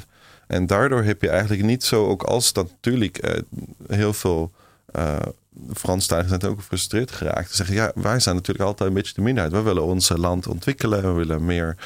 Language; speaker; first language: Dutch; non-native, fluent; German